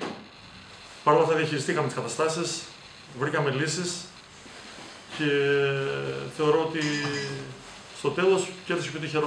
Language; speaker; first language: Greek; native; Greek